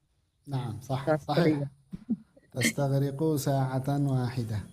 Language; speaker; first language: Arabic; non-native, fluent; Indonesian